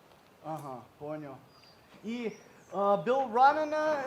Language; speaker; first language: Russian; non-native, learner; English